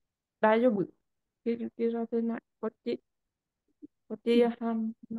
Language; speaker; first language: Japanese; non-native, learner; Vietnamese